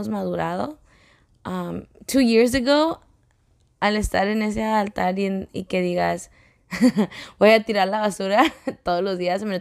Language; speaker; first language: Spanish; early bilingual, heritage; Spanish